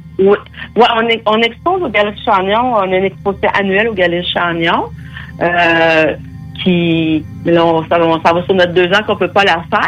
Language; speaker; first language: French; native; French